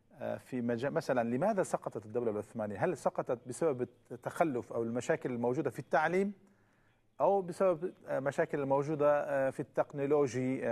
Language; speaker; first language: Arabic; non-native, fluent; Turkish